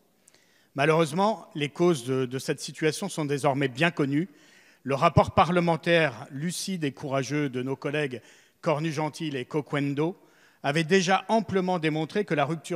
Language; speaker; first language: French; native; French